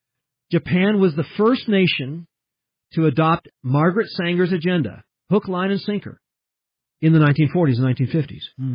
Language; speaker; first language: English; early bilingual, heritage; English